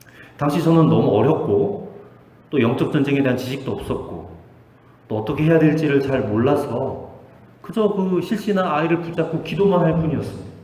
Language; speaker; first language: Korean; native; Korean